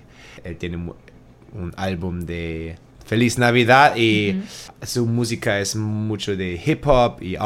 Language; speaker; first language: Spanish; non-native, learner; German